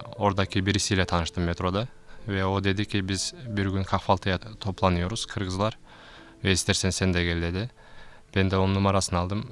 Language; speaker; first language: Turkish; non-native, learner; Kyrgyz